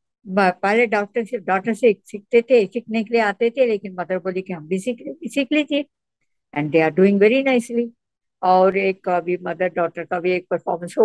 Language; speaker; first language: Hindi; non-native, local second language; Tamil